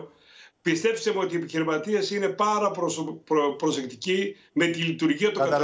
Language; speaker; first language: Greek; native; Greek